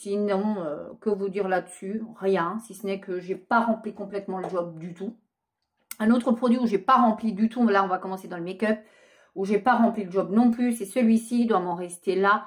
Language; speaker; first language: French; native; French